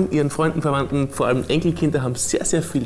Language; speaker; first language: German; native; German